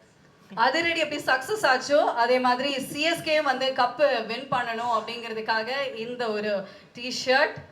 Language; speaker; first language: Tamil; native; Tamil